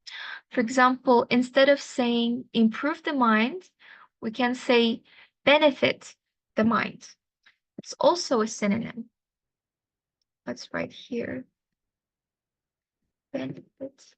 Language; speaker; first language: English; non-native, fluent; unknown